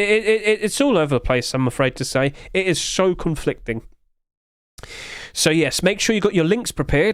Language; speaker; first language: English; native; English